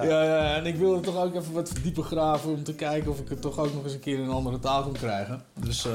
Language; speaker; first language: Dutch; native; Dutch